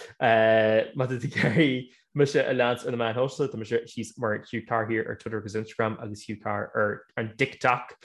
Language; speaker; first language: Irish; native; Irish